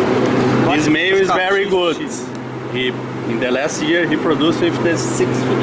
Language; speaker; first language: English; non-native, learner; Portuguese